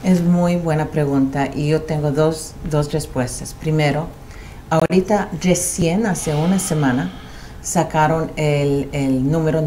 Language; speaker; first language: Spanish; early bilingual, heritage; Spanish